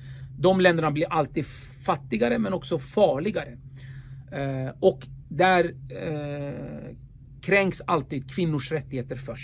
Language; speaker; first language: Swedish; early bilingual, other home language; Kurdish